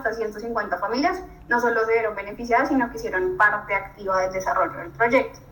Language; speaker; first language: Spanish; native; Spanish